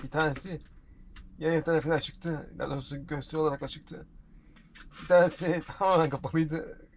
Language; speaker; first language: Turkish; native; Turkish